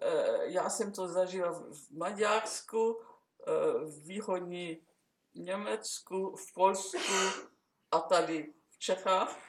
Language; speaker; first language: Czech; non-native, local second language; German